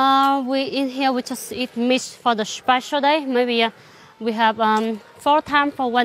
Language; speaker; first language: English; non-native, learner; Iu Mien